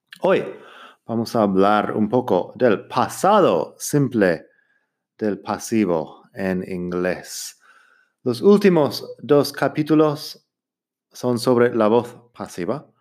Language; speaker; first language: Spanish; non-native, fluent; English